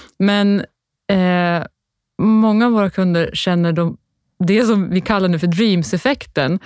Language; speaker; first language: Swedish; native; Swedish